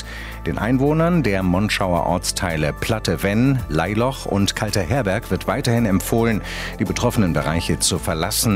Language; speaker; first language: German; native; German